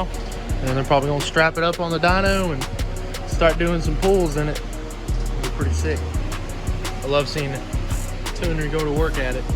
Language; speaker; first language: English; native; English